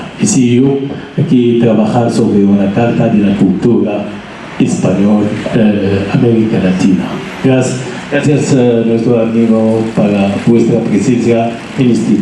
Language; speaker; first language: Spanish; non-native, learner; Arabic